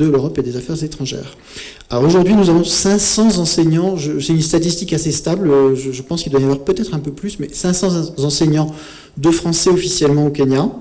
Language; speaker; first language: French; native; French